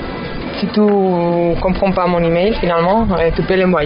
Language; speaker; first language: French; non-native, fluent; Spanish